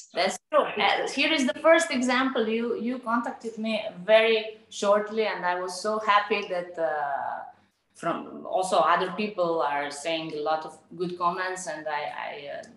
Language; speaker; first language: English; non-native, fluent; Serbian